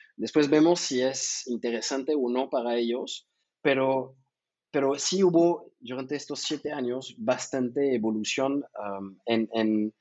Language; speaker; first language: Spanish; non-native, fluent; French